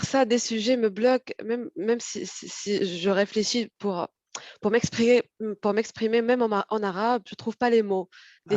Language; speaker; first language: French; non-native, fluent; Arabic